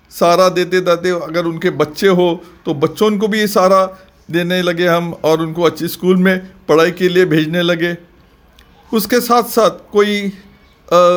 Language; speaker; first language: Hindi; non-native, local second language; Marathi